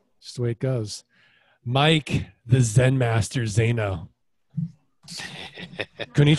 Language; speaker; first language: English; native; English